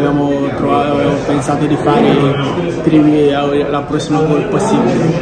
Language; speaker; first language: Italian; non-native, fluent; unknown